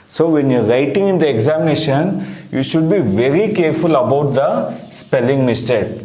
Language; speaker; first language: English; non-native, local second language; Kannada